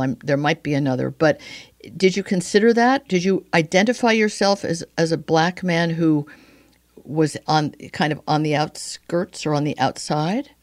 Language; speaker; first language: English; native; English